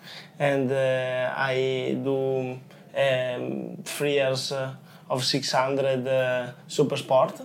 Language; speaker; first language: English; non-native, learner; Italian